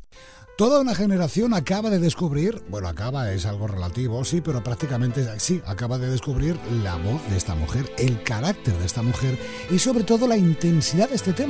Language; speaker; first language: Spanish; native; Spanish